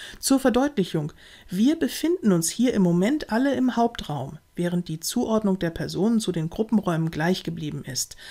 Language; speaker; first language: German; native; German